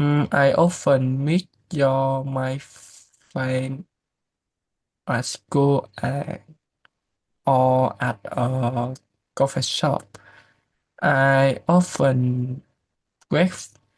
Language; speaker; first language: English; non-native, learner; Vietnamese